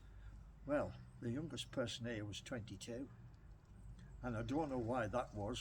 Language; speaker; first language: English; native; English